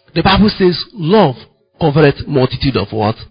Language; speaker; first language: English; non-native, local second language; Igbo